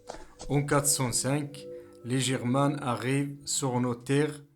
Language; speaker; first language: French; non-native, learner; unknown